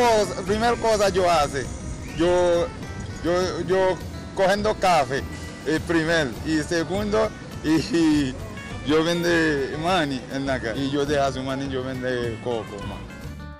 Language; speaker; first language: Spanish; non-native, local second language; Haitian Creole